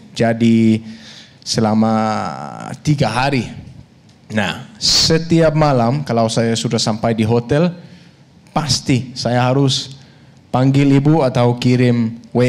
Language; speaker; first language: Indonesian; non-native, fluent; Danish